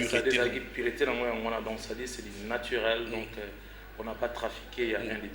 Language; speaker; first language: French; non-native, local second language; Lingala